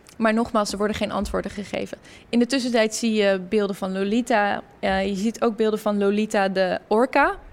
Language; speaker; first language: Dutch; native; Dutch